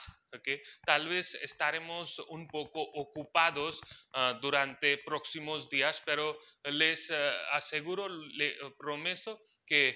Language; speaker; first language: Spanish; non-native, fluent; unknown